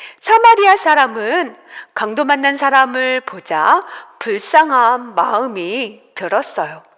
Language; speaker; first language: Korean; native; Korean